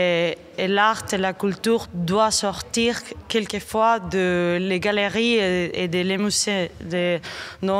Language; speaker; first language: French; non-native, learner; Spanish